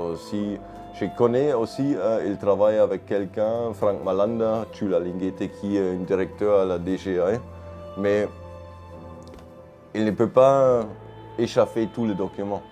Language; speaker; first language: French; non-native, learner; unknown